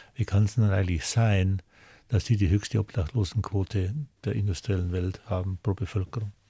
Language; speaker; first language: German; native; German